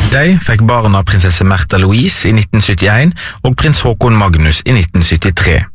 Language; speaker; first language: Norwegian; native; Norwegian